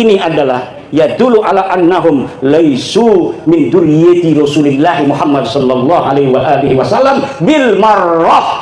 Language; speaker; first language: Indonesian; non-native, local second language; Javanese